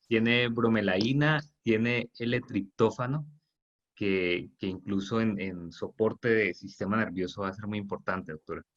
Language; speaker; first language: Spanish; native; Spanish